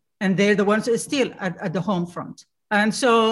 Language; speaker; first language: English; non-native, fluent; Somali